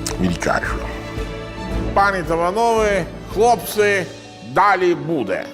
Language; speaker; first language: Ukrainian; non-native, learner; Italian